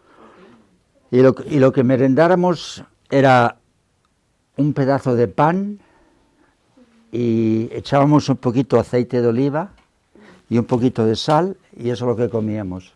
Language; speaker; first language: Spanish; native; Spanish